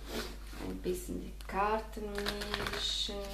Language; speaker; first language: German; non-native, fluent; Spanish